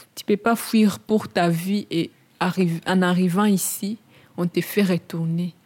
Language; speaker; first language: French; non-native, local second language; Rundi